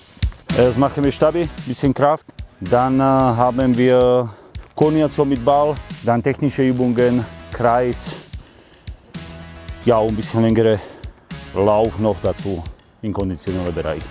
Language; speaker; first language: German; non-native, fluent; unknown